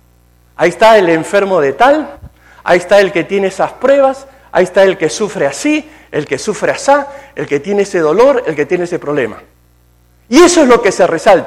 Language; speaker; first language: Spanish; native; Spanish